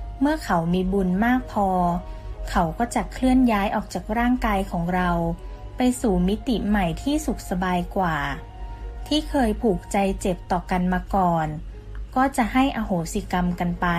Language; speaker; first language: Thai; native; Thai